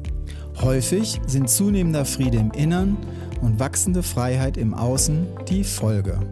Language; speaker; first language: German; native; German